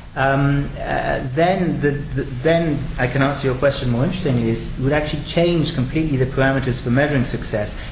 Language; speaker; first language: English; native; English